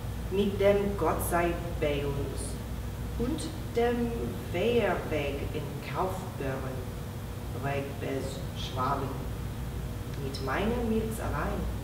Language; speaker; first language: German; non-native, learner; English